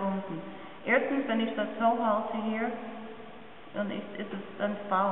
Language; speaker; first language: German; non-native, learner; English